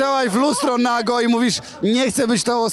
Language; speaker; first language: Polish; native; Polish